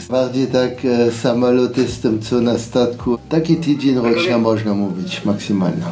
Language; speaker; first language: Polish; non-native, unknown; French